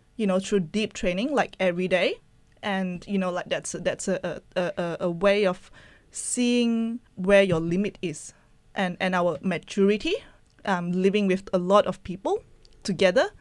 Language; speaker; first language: English; non-native, local second language; Chinese